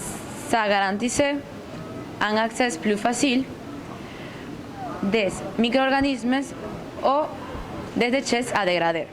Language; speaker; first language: French; non-native, learner; Spanish